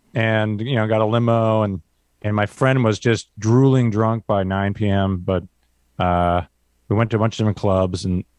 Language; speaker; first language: English; native; English